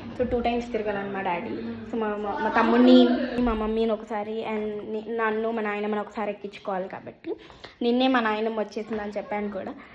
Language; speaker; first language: Telugu; early bilingual, heritage; Telugu